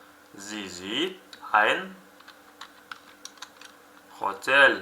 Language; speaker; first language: German; non-native, fluent; Uzbek